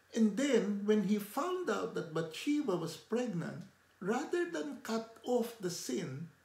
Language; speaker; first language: English; non-native, local second language; Filipino